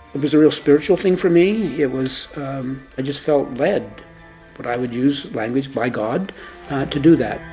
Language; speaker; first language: English; native; English